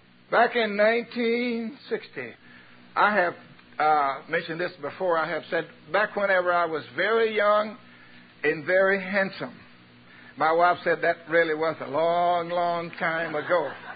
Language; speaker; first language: English; native; English